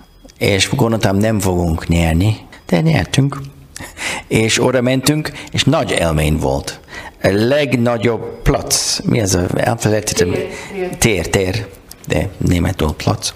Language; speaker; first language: Hungarian; non-native, learner; English